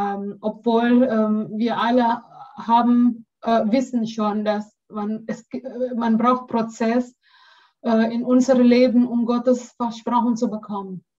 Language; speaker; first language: German; non-native, learner; Indonesian